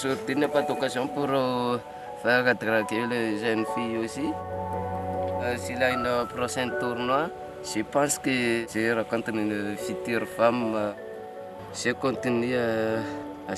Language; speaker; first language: French; non-native, learner; Malagasy